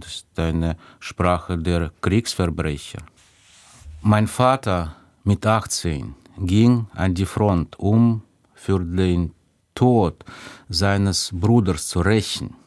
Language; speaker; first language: German; non-native, fluent; Russian